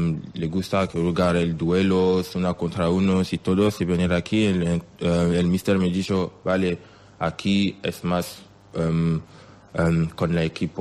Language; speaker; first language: Spanish; non-native, learner; French